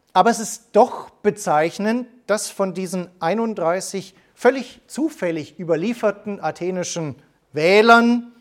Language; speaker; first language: German; native; German